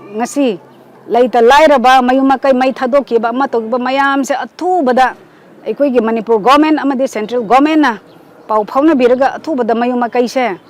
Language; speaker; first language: Manipuri; non-native, local second language; Rongmei Naga